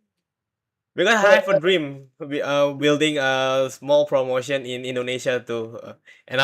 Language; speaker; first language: English; non-native, learner; Indonesian